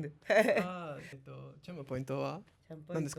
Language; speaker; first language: Japanese; non-native, learner; English